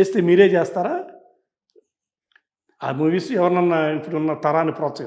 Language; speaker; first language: Telugu; native; Telugu